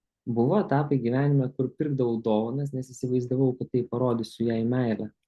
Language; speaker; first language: Lithuanian; native; Lithuanian